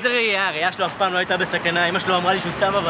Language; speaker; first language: Hebrew; native; Hebrew